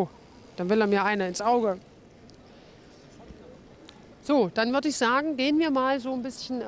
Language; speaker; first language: German; native; German